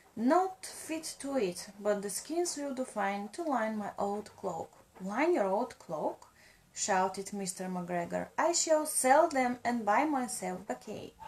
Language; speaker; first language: English; non-native, fluent; Bulgarian